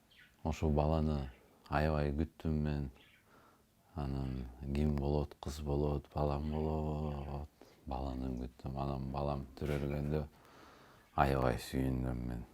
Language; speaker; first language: Kyrgyz; non-native, local second language; Tatar